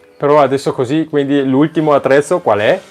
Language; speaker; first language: Italian; non-native, fluent; German